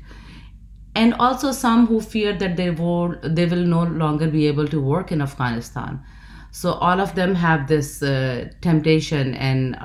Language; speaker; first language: English; non-native, local second language; Urdu